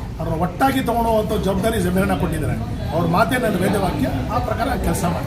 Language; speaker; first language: Kannada; non-native, local second language; Tamil